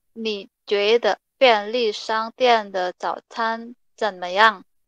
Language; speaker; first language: Chinese; non-native, learner; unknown